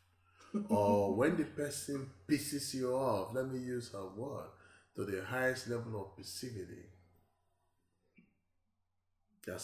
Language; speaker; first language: English; non-native, local second language; Igbo